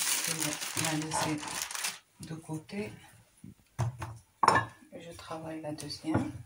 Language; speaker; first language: French; non-native, local second language; Arabic